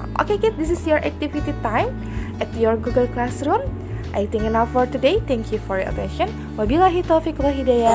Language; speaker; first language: English; non-native, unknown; Indonesian